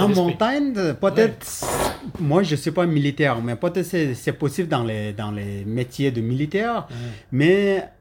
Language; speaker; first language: French; non-native, learner; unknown